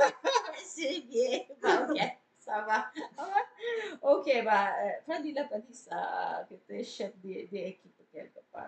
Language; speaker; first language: French; non-native, fluent; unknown